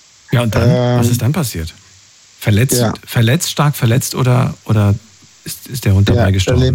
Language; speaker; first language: German; native; German